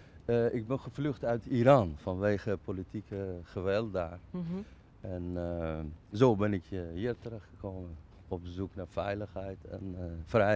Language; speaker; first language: Dutch; non-native, fluent; Persian